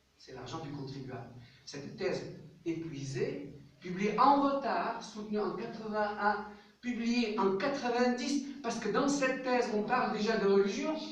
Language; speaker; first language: French; non-native, local second language; Arabic